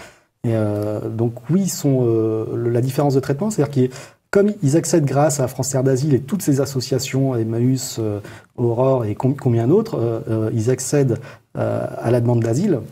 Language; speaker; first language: French; native; French